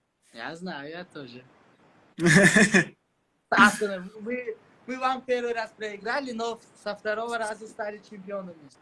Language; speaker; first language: Russian; non-native, local second language; Tajik